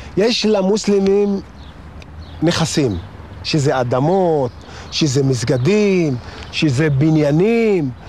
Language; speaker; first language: Hebrew; non-native, local second language; Arabic